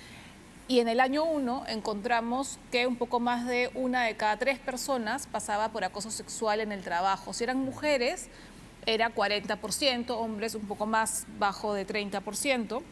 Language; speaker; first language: Spanish; native; Spanish